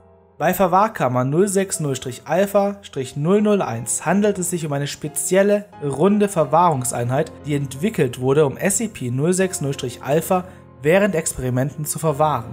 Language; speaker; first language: German; native; German